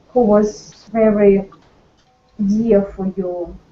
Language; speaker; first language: English; non-native, learner; Russian